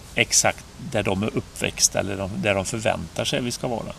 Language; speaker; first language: Swedish; native; Swedish